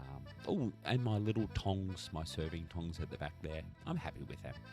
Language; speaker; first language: English; native; English